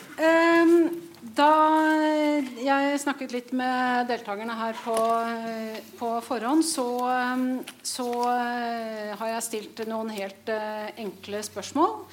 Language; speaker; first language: Norwegian; native; Norwegian